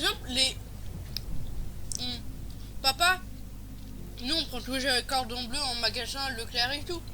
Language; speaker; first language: French; native; French